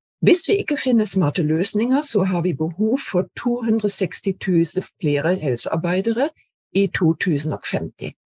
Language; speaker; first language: Norwegian; non-native, fluent; German